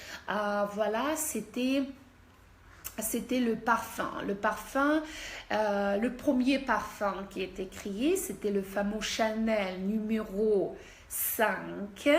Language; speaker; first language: French; non-native, fluent; Russian